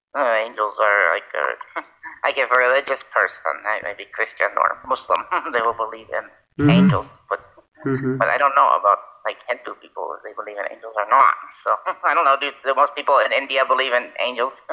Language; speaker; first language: English; native; English